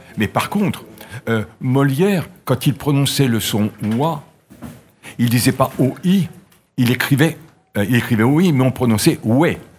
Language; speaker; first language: French; native; French